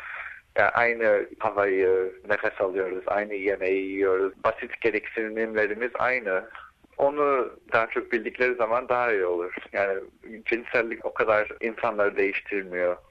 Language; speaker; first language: Turkish; early bilingual, heritage; Turkish